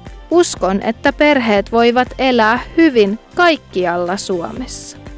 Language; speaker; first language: Finnish; non-native, fluent; Arabic